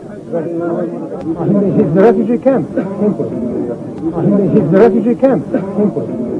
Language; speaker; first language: English; non-native, learner; Bosnian